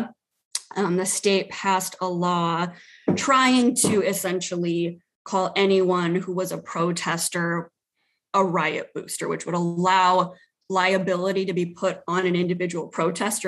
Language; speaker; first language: English; native; English